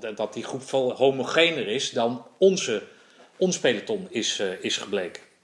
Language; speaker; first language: Dutch; native; Dutch